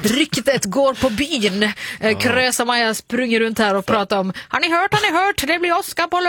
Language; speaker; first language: Swedish; native; Swedish